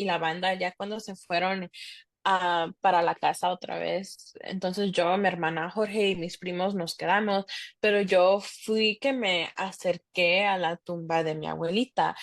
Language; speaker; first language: Spanish; early bilingual, heritage; Spanish